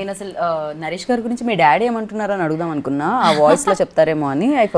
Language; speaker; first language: Telugu; native; Telugu